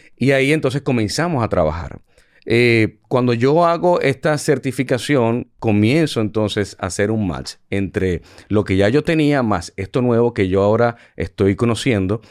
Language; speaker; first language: Spanish; native; Spanish